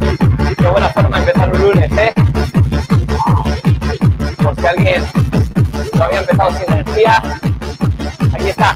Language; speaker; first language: Spanish; native; Spanish